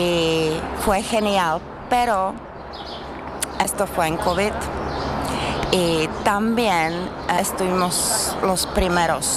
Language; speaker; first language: Spanish; non-native, fluent; Czech